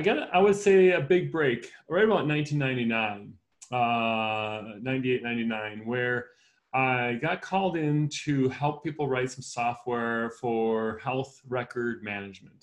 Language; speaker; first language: English; native; English